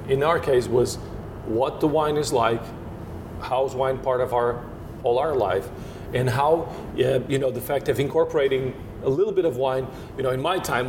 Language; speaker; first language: English; non-native, fluent; Portuguese